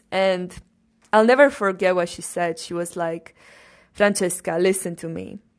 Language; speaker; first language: English; non-native, fluent; Romanian